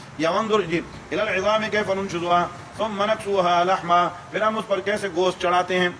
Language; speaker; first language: Urdu; non-native, local second language; Pashto